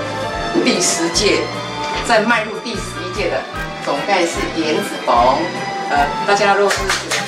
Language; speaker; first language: Chinese; native; Chinese